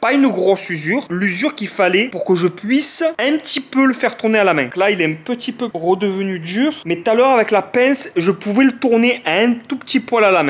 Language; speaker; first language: French; native; French